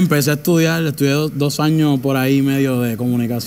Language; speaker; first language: Spanish; native; Spanish